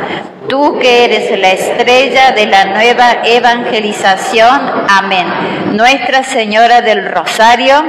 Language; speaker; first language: Spanish; native; Spanish